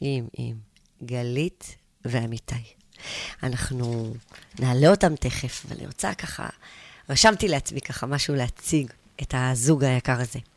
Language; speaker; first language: Hebrew; native; Hebrew